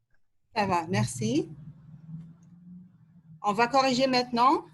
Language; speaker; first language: French; non-native, fluent; Arabic